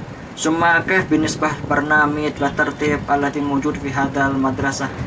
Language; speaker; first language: Arabic; non-native, learner; Indonesian